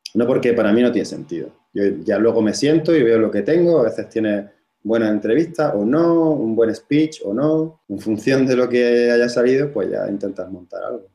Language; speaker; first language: Spanish; native; Spanish